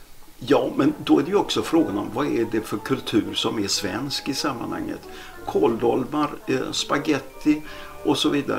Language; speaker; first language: Swedish; native; Swedish